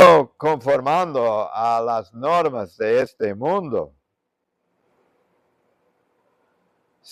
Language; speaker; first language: Spanish; non-native, fluent; English